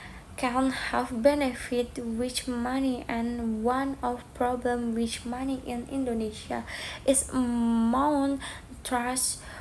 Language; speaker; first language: English; non-native, learner; Indonesian